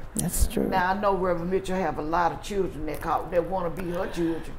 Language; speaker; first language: English; native; English